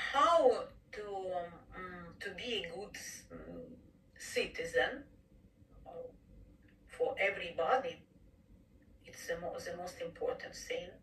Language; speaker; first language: English; non-native, fluent; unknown